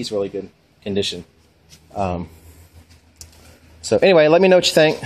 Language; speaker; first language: English; native; English